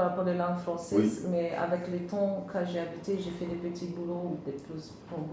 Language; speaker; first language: French; non-native, learner; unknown